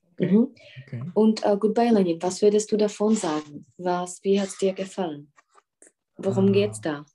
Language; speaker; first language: German; non-native, fluent; Czech